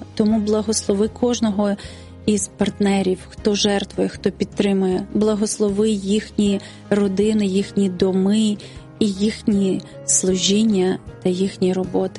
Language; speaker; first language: Ukrainian; native; Ukrainian